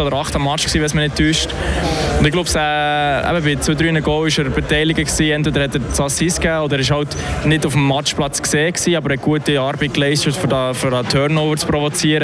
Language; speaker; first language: German; native; German